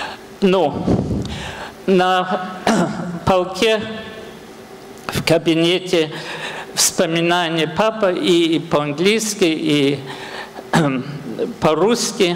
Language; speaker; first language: Russian; non-native, fluent; English